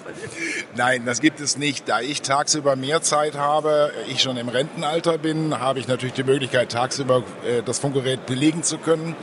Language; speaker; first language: German; native; German